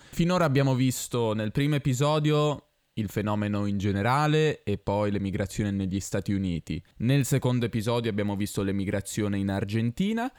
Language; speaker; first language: Italian; native; Italian